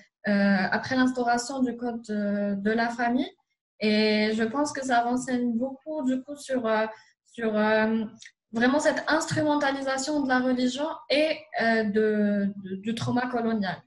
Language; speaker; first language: French; non-native, local second language; Arabic